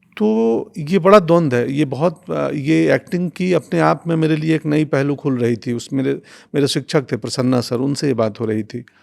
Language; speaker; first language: Hindi; non-native, local second language; Bhojpuri